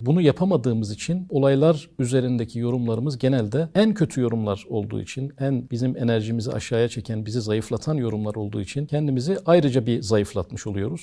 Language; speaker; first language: Turkish; native; Turkish